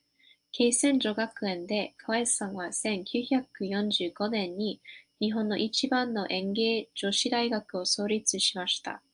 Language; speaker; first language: Japanese; non-native, learner; English